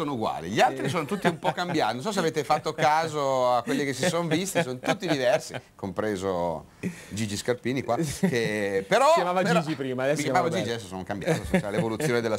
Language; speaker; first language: Italian; native; Italian